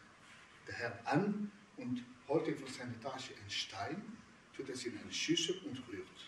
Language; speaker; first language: German; non-native, fluent; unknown